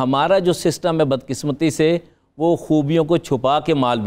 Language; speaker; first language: Urdu; native; Urdu